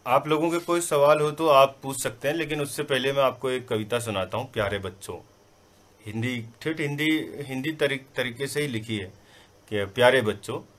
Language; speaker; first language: Hindi; non-native, local second language; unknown